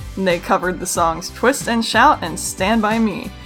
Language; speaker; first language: English; native; English